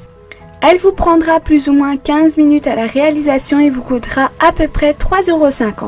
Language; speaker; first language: French; native; French